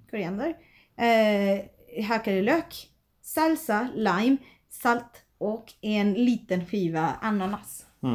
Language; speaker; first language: Swedish; non-native, fluent; Spanish